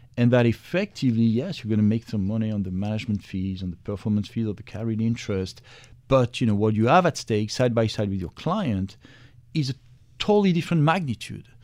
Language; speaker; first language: English; non-native, fluent; French